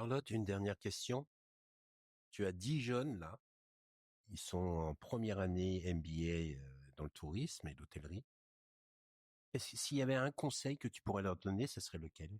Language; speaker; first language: French; native; French